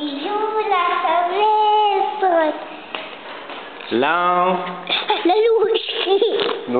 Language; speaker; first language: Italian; early bilingual, heritage; Italian